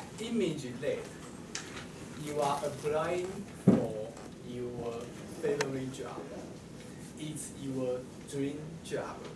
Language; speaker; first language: English; non-native, learner; Chinese